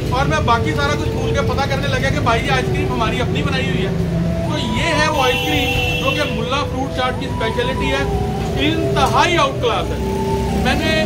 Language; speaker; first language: Urdu; native; Urdu